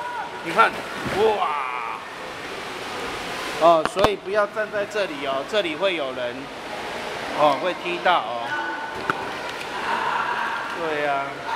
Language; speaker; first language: Chinese; native; Chinese